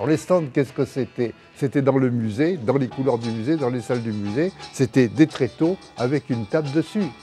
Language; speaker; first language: French; native; French